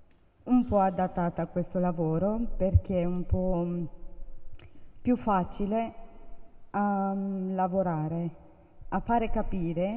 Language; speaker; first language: Italian; non-native, learner; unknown